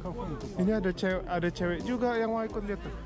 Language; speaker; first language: Indonesian; native; Indonesian